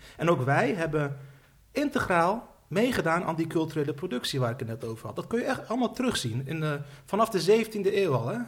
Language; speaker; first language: Dutch; early bilingual, other home language; Turkish